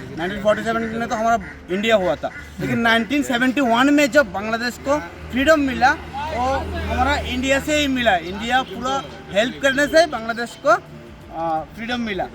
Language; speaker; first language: Hindi; non-native, local second language; Bangla